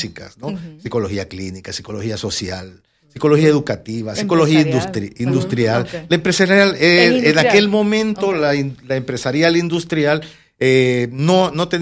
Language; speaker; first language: Spanish; native; Spanish